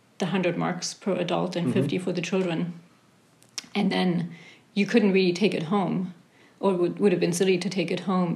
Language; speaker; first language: English; non-native, fluent; German